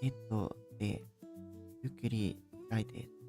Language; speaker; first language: Japanese; non-native, learner; English